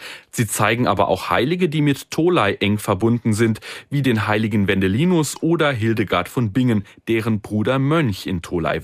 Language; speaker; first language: German; native; German